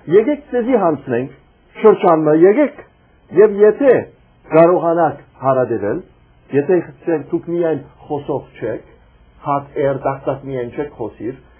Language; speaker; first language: Armenian; early bilingual, heritage; Armenian